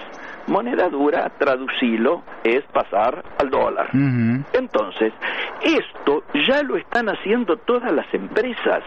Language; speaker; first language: Spanish; native; Spanish